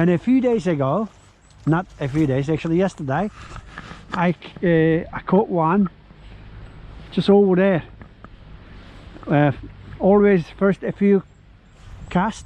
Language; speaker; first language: English; non-native, learner; Turkish